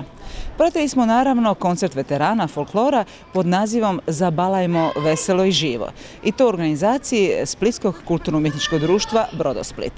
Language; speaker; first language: Croatian; native; Croatian